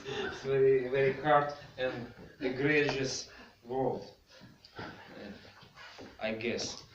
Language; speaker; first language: English; non-native, fluent; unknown